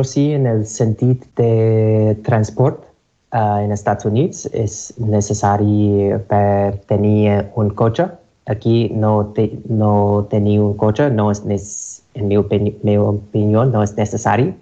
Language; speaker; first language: Catalan; non-native, learner; English